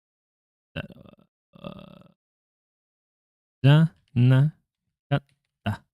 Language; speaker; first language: Japanese; non-native, learner; English